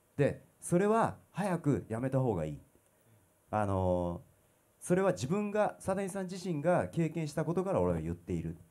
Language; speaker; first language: Japanese; native; Japanese